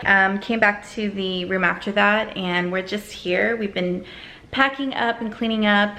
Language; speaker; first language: English; native; English